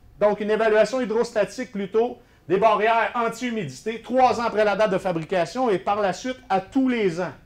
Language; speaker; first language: French; native; French